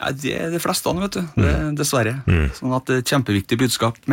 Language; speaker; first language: Norwegian; native; Norwegian